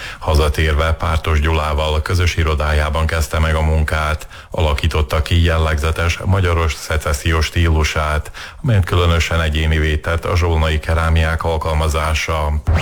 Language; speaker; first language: Hungarian; native; Hungarian